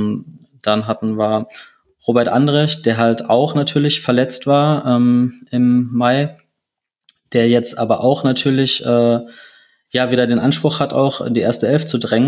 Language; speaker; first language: German; native; German